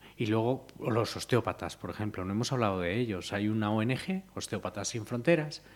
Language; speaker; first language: Spanish; native; Spanish